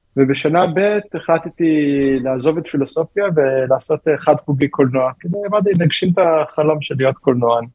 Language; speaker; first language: Hebrew; native; Hebrew